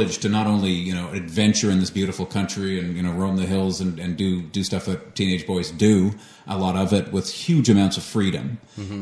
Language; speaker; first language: English; native; English